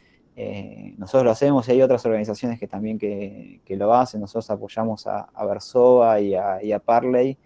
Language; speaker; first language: Spanish; native; Spanish